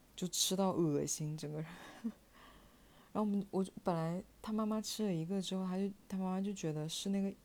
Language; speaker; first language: Chinese; native; Chinese